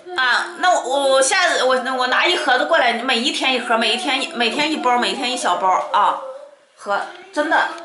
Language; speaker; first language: Chinese; native; Chinese